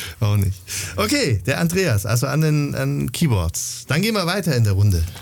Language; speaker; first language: German; native; German